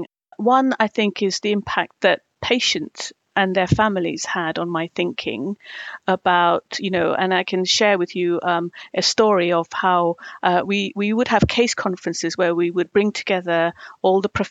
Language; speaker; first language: English; non-native, local second language; Tamil